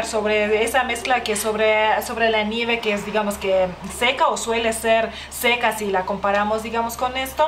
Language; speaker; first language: Spanish; non-native, fluent; Lithuanian